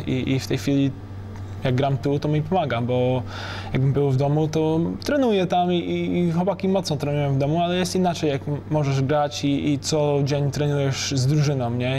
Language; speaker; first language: Polish; early bilingual, heritage; English